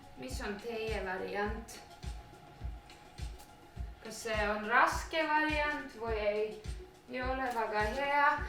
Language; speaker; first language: Estonian; non-native, learner; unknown